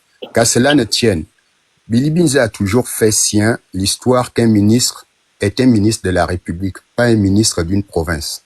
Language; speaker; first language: French; non-native, local second language; Fang